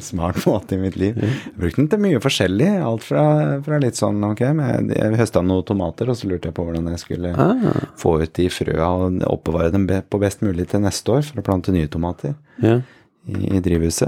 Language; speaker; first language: Norwegian; native; Norwegian